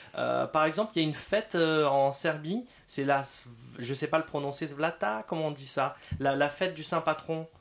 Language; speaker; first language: French; native; French